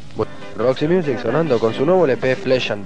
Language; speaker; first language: Spanish; native; Spanish